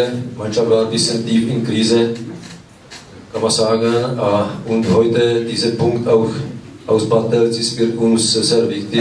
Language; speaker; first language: German; non-native, learner; Czech